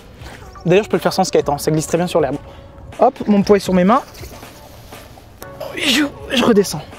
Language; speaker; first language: French; native; French